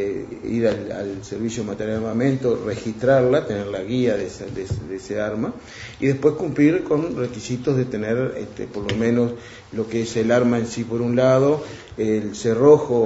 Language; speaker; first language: Spanish; native; Spanish